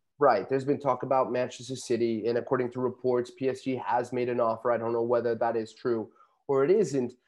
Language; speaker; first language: English; native; English